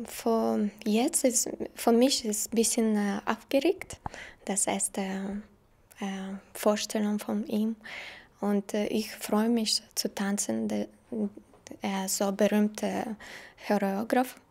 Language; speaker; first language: German; non-native, learner; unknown